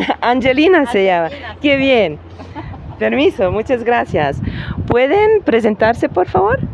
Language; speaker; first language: Spanish; non-native, learner; German